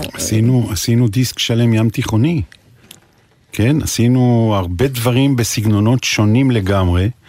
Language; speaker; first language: Hebrew; native; Hebrew